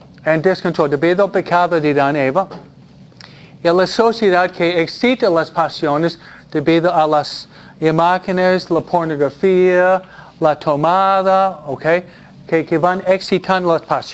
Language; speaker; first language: Spanish; non-native, fluent; English